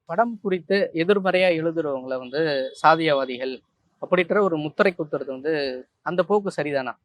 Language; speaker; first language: Tamil; native; Tamil